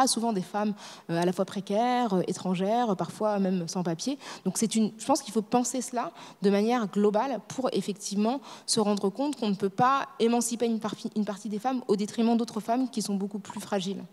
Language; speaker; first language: French; native; French